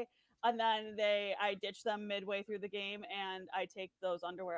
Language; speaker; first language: English; native; English